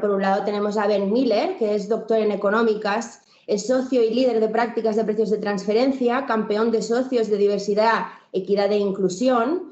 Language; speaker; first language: Spanish; native; Spanish